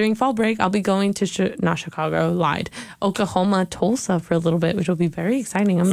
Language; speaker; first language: English; early bilingual, other home language; Spanish